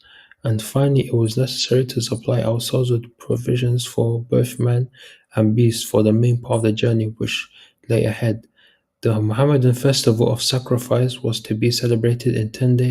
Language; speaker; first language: English; early bilingual, heritage; Arabic